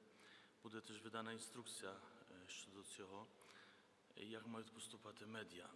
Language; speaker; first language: Ukrainian; non-native, fluent; Polish